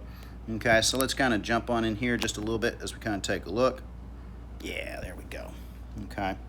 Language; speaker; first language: English; native; English